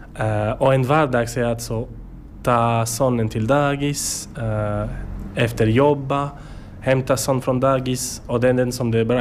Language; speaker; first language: Swedish; non-native, learner; French